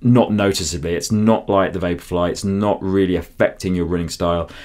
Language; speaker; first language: English; native; English